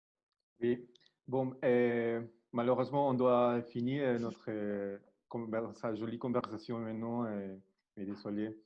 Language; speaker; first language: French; non-native, learner; Spanish